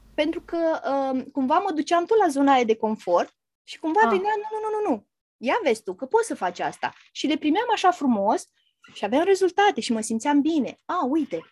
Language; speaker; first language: Romanian; native; Romanian